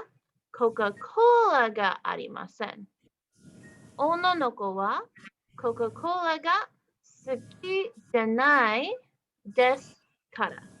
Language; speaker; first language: Japanese; non-native, fluent; English